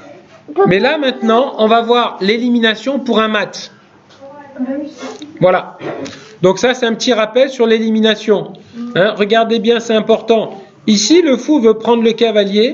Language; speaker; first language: French; native; French